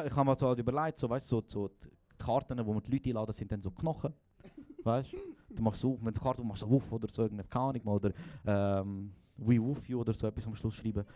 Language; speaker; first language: German; early bilingual, other home language; Croatian